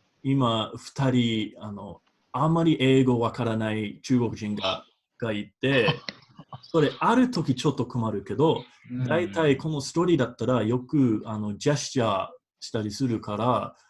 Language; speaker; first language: Japanese; non-native, fluent; English